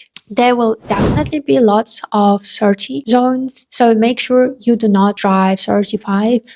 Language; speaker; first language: English; non-native, fluent; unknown